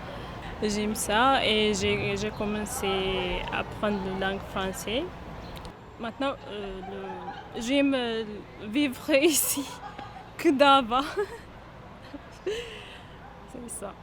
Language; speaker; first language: French; non-native, learner; Amharic